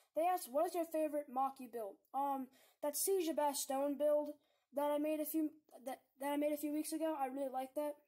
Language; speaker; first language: English; native; English